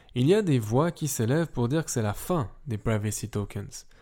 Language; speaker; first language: French; native; French